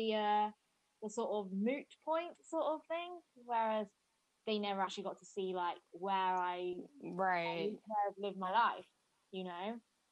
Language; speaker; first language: English; native; English